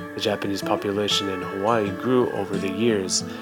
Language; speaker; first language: English; non-native, fluent; Japanese